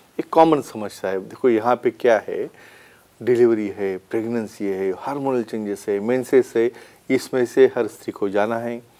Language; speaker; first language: Hindi; non-native, local second language; Marathi